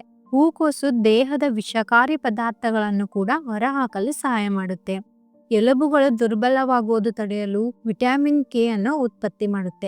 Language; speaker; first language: Kannada; native; Kannada